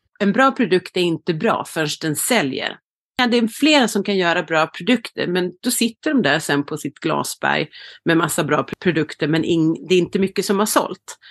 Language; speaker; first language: Swedish; native; Swedish